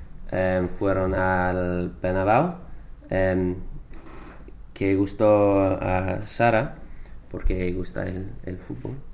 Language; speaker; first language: Spanish; non-native, fluent; English